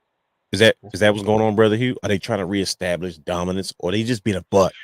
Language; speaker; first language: English; native; English